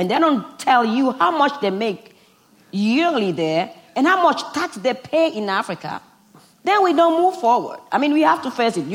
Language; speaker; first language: English; non-native, fluent; Fon